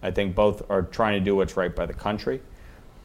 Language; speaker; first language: English; native; English